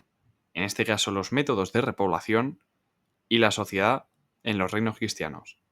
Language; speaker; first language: Spanish; native; Spanish